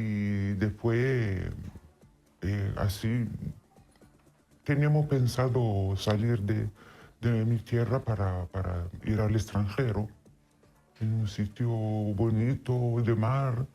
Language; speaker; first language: Spanish; non-native, fluent; Italian